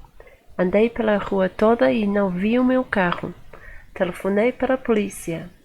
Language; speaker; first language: Portuguese; non-native, fluent; English